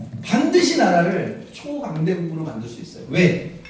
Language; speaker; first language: Korean; native; Korean